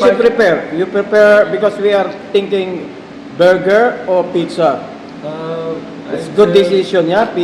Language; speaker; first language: English; non-native, local second language; Filipino